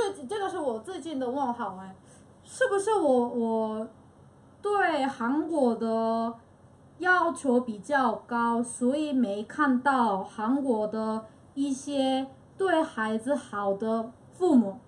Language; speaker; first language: Chinese; non-native, fluent; Korean